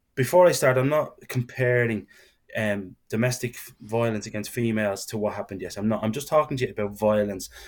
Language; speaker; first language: English; native; English